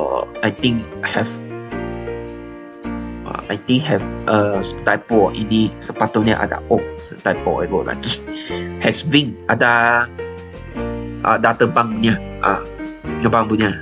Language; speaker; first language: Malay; non-native, local second language; Chinese